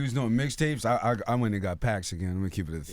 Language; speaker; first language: English; native; English